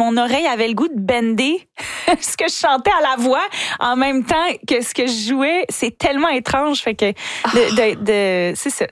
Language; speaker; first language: French; native; French